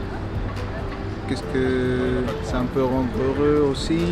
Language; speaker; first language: French; non-native, fluent; Spanish